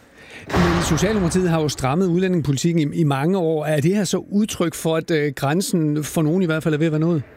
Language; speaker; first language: Danish; native; Danish